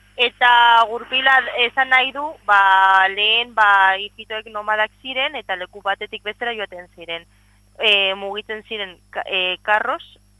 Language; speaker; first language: Basque; non-native, local second language; Spanish